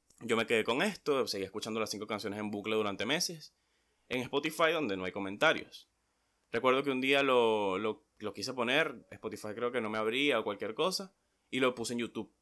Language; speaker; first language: Spanish; native; Spanish